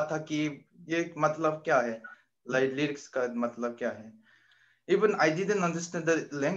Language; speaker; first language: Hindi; non-native, learner; Korean